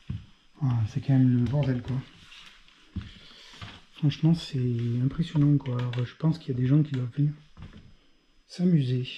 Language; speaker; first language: French; native; French